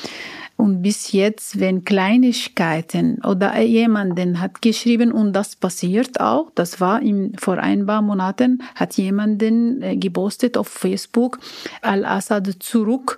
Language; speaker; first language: German; non-native, learner; Arabic